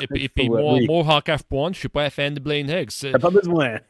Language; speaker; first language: French; native; French